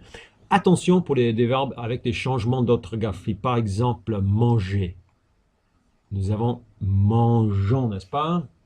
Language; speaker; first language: French; non-native, fluent; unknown